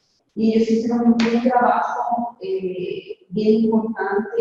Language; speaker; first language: Spanish; non-native, fluent; Portuguese